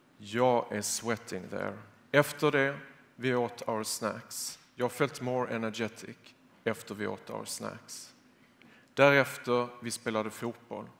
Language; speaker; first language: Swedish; native; Swedish